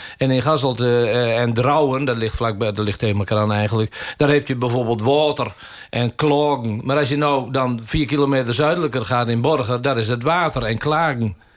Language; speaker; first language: Dutch; native; Dutch